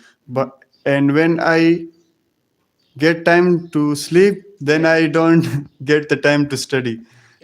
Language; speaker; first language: English; non-native, learner; Pashto